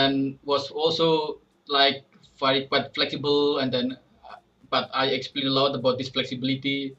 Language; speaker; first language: English; non-native, fluent; Indonesian